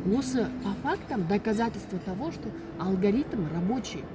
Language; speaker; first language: Russian; non-native, local second language; Kazakh